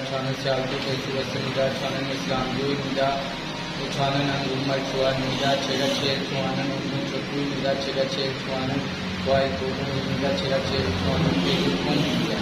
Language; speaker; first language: Korean; non-native, learner; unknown